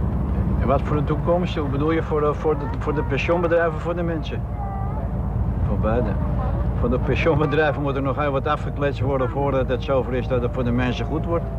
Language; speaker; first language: Dutch; native; Dutch